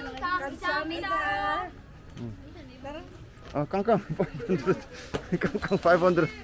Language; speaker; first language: Korean; non-native, learner; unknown